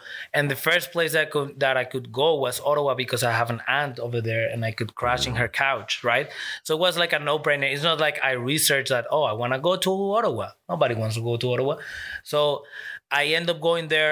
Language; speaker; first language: English; non-native, fluent; Spanish